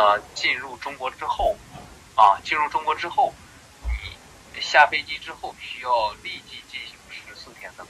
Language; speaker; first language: Chinese; native; Chinese